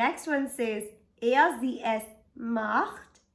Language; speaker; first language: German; non-native, fluent; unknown